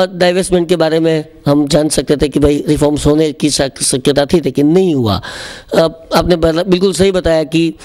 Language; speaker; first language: Hindi; non-native, local second language; Gujarati